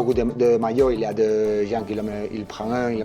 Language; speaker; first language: French; non-native, learner; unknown